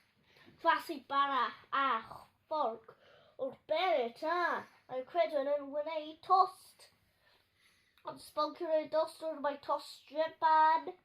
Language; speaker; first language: Welsh; non-native, local second language; English